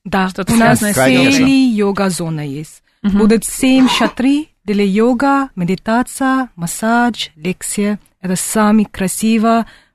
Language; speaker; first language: Russian; non-native, learner; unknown